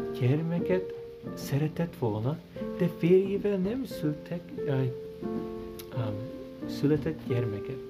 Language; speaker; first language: Hungarian; early bilingual, heritage; Hungarian